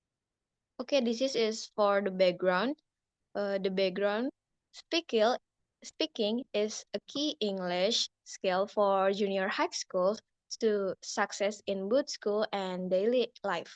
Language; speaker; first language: English; non-native, learner; Indonesian